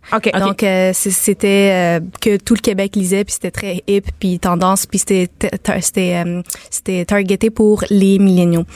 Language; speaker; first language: French; native; French